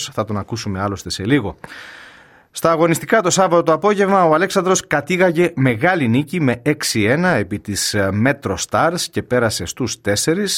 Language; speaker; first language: Greek; native; Greek